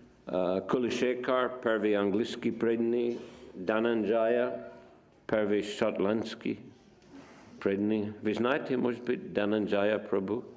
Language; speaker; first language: Russian; non-native, fluent; English